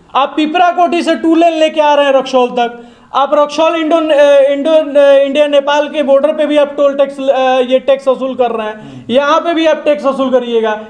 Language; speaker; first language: Hindi; native; Hindi